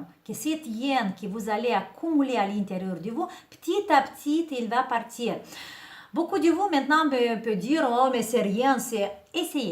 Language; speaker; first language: French; non-native, fluent; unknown